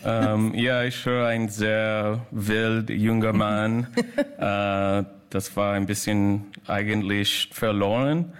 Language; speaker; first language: German; non-native, learner; English